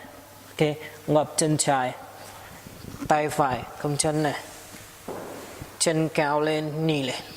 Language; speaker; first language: Vietnamese; non-native, learner; Hindi